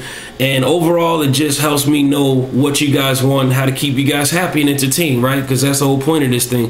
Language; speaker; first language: English; native; English